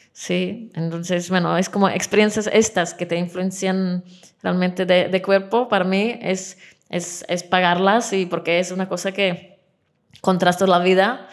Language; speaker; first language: Spanish; non-native, fluent; Czech